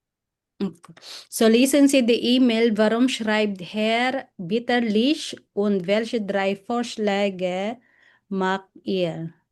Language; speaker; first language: German; non-native, fluent; Filipino